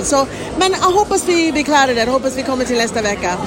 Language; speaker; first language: Swedish; non-native, fluent; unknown